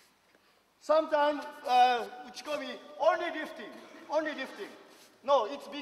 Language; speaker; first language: English; non-native, learner; Japanese